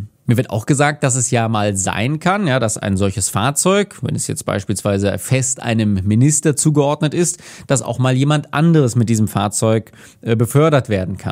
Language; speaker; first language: German; native; German